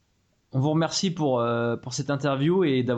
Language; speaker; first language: French; native; French